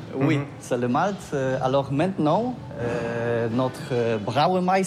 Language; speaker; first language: French; non-native, learner; Polish